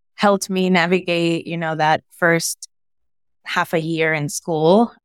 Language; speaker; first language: English; early bilingual, other home language; Spanish